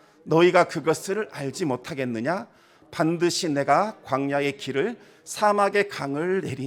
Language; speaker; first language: Korean; native; Korean